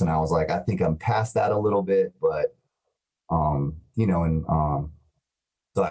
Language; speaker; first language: English; native; English